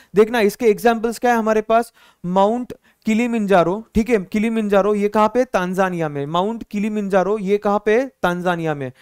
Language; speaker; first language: Hindi; non-native, local second language; Marathi